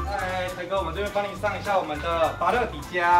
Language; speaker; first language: Chinese; native; Chinese